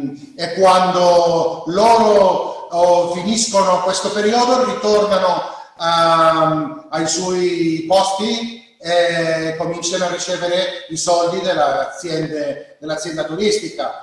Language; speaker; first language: Italian; non-native, learner; Spanish